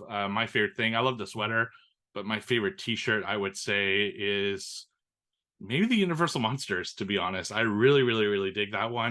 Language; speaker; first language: English; native; English